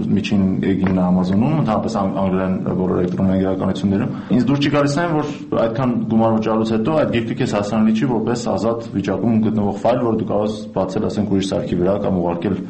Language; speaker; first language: Armenian; native; Armenian